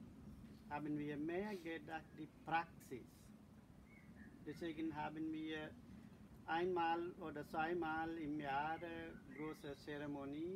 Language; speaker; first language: German; non-native, learner; Sinhala